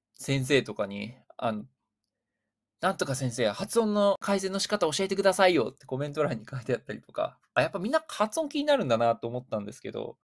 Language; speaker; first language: Japanese; native; Japanese